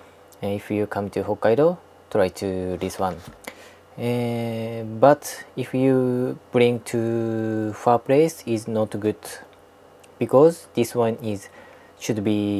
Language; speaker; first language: English; non-native, learner; Japanese